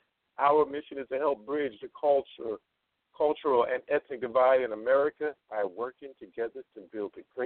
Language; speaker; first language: English; native; English